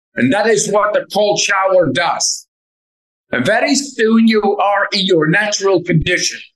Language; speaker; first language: English; non-native, fluent; Dutch